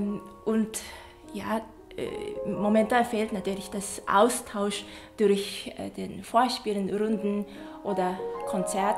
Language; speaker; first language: German; non-native, fluent; Japanese